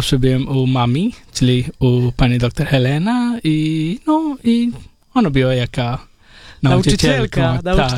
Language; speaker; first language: Polish; non-native, learner; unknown